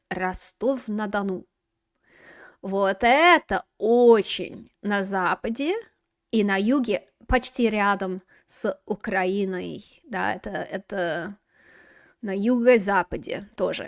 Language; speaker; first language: Russian; non-native, fluent; English